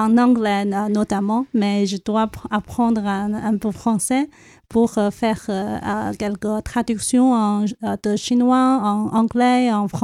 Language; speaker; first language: French; non-native, learner; Chinese